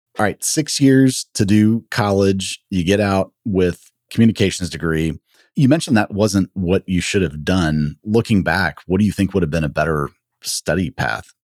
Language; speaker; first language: English; native; English